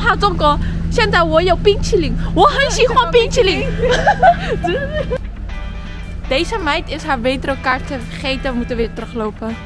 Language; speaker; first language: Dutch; early bilingual, other home language; Chinese